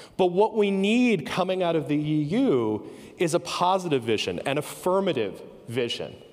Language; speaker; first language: English; native; English